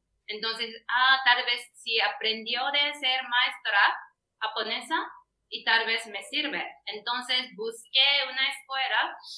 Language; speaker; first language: Spanish; non-native, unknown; Japanese